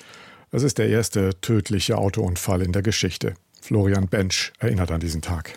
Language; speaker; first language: German; native; German